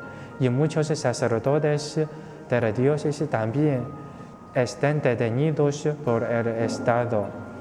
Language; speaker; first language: Spanish; non-native, fluent; Chinese